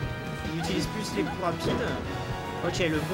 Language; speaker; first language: French; native; French